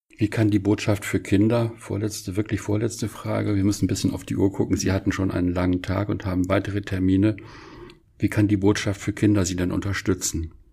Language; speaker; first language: German; native; German